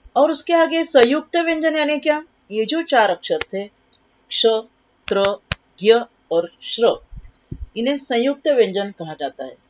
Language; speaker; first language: Hindi; non-native, local second language; Marathi